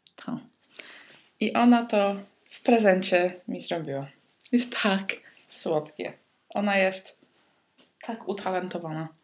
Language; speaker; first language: Polish; early bilingual, heritage; Polish